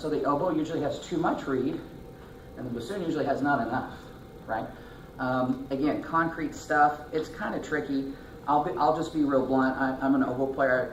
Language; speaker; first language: English; native; English